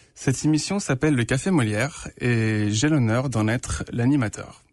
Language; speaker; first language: French; native; French